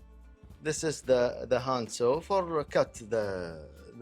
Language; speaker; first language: English; non-native, local second language; Arabic